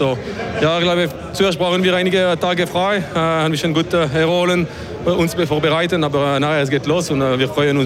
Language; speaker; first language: German; non-native, fluent; French